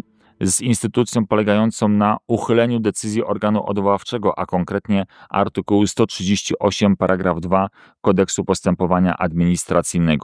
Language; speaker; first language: Polish; native; Polish